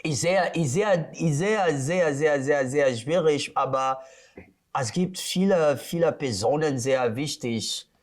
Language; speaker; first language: German; non-native, learner; Portuguese